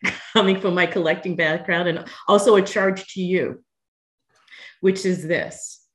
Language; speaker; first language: English; native; English